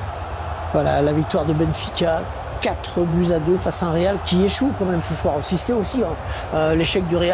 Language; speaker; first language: French; native; French